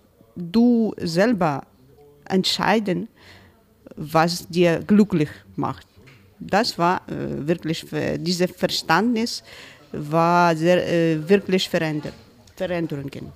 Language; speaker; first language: German; non-native, learner; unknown